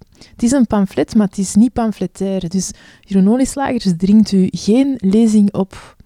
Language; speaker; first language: Dutch; native; Dutch